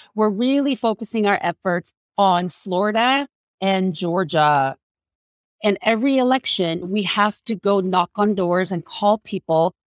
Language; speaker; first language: English; non-native, fluent; Korean